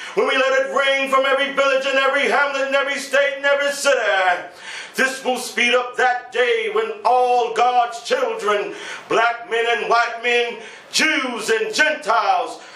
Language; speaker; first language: English; native; English